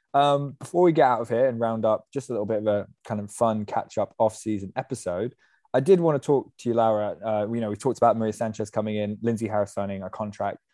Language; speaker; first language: English; native; English